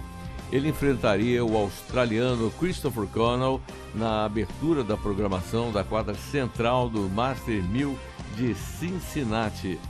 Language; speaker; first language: Portuguese; native; Portuguese